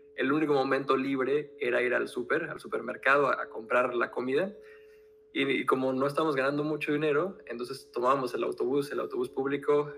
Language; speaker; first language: Spanish; native; Spanish